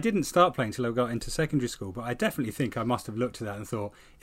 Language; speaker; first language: English; native; English